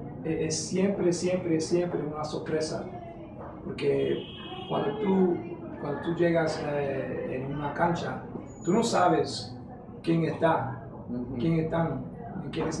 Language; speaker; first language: Spanish; early bilingual, heritage; English